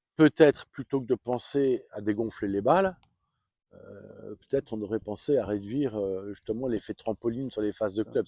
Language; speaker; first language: French; native; French